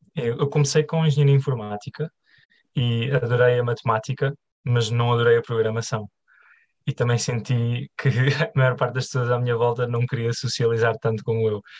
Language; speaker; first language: Portuguese; native; Portuguese